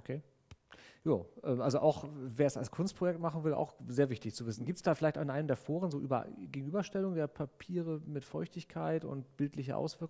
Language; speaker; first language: German; native; German